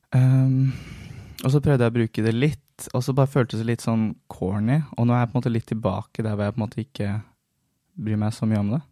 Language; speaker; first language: Norwegian; native; Norwegian